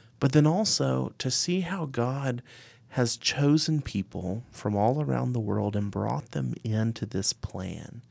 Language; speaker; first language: English; native; English